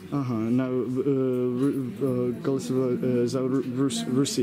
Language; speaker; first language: Russian; non-native, learner; English